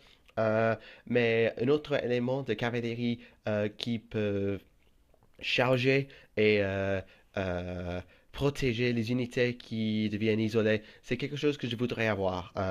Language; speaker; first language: French; non-native, fluent; English